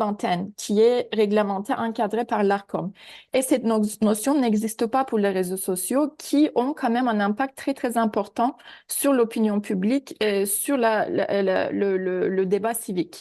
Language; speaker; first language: French; native; French